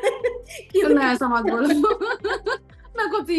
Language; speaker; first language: Hindi; native; Hindi